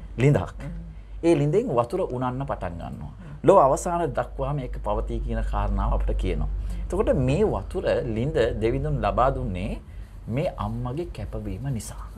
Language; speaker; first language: Sinhala; non-native, local second language; Tamil